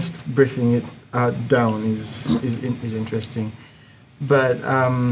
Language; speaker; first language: English; non-native, local second language; Ganda